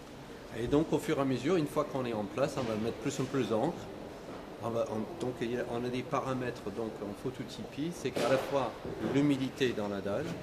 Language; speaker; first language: French; native; French